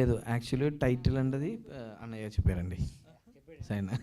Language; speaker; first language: Telugu; non-native, local second language; Malayalam